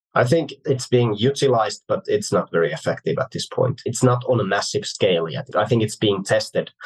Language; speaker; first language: English; non-native, fluent; Finnish